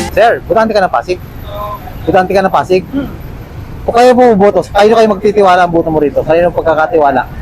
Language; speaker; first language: Filipino; native; Filipino